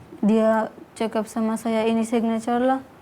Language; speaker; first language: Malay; non-native, learner; Bangla